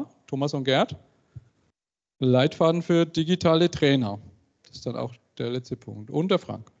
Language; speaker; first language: German; native; German